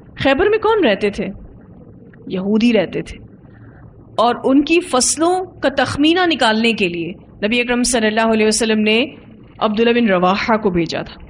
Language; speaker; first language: Urdu; native; Urdu